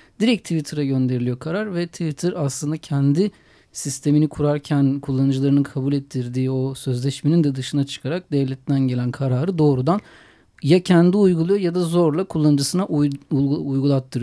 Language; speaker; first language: Turkish; native; Turkish